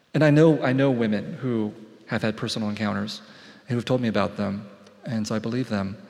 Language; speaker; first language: English; native; English